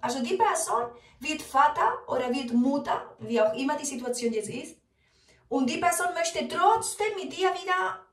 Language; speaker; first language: German; non-native, fluent; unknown